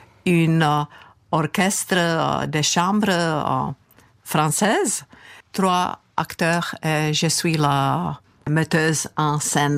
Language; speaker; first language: French; non-native, fluent; Czech